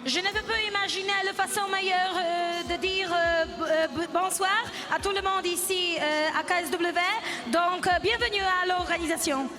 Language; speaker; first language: French; non-native, fluent; Polish